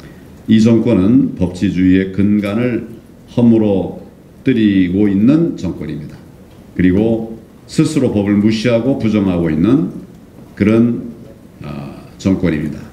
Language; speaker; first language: Korean; native; Korean